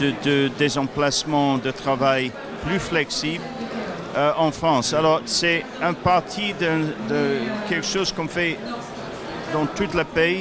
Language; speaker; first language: French; non-native, fluent; English